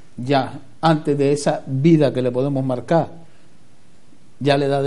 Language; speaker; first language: Spanish; native; Spanish